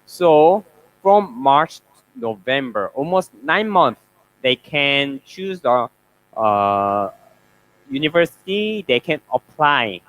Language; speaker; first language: English; non-native, learner; Korean